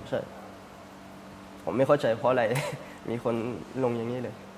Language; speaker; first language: Thai; early bilingual, heritage; Thai